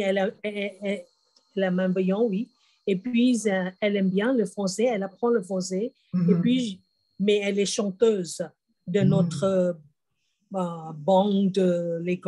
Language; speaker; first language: French; non-native, fluent; Thai